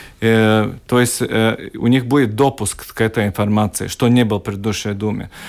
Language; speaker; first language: Russian; non-native, local second language; Latvian